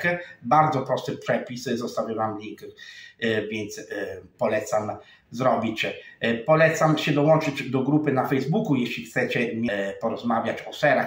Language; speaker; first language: Polish; non-native, fluent; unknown